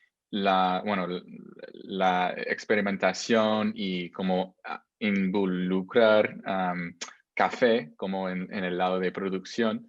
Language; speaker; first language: Spanish; non-native, fluent; English